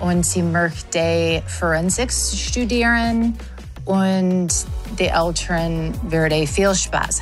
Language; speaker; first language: German; non-native, learner; English